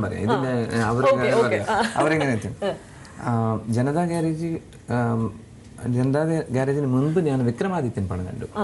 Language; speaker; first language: Malayalam; non-native, learner; Telugu